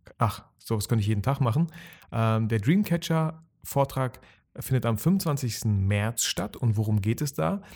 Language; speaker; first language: German; early bilingual, other home language; Russian